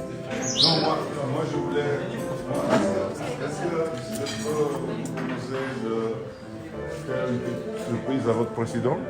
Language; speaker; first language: French; non-native, fluent; Albanian